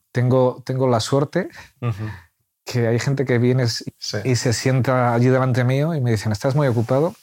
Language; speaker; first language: Spanish; native; Spanish